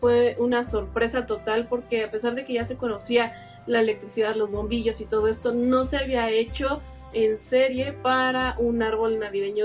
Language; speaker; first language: Spanish; native; Spanish